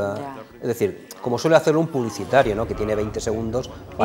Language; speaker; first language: Spanish; native; Spanish